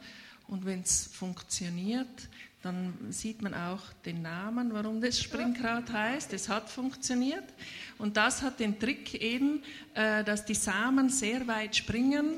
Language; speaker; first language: German; native; German